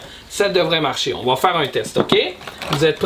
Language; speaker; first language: French; native; French